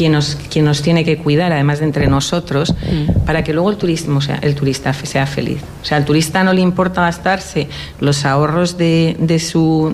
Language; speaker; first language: Spanish; native; Spanish